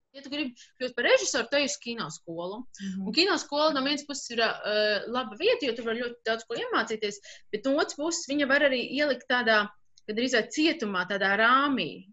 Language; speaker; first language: Latvian; native; Latvian